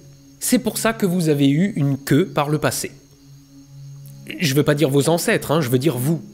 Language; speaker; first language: French; native; French